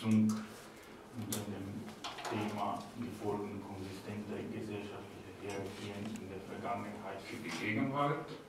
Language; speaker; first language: German; non-native, fluent; Slovenian